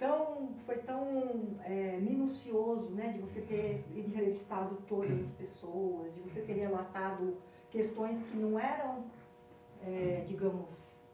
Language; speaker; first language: Portuguese; early bilingual, other home language; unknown